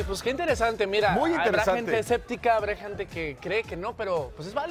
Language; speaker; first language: Spanish; native; Spanish